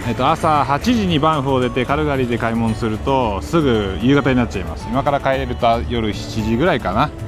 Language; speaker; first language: Japanese; native; Japanese